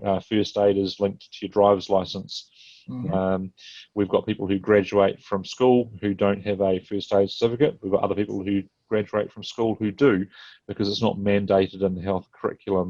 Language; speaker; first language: English; native; English